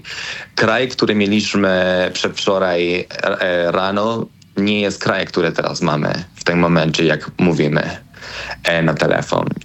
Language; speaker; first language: Polish; non-native, learner; Spanish